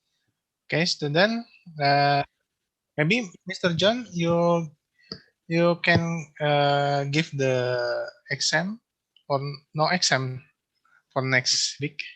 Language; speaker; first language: English; non-native, learner; Indonesian